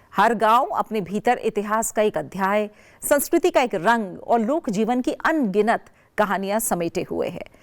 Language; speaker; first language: Hindi; native; Hindi